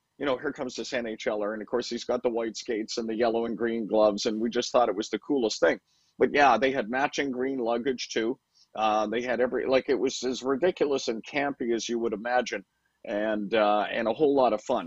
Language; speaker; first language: English; native; English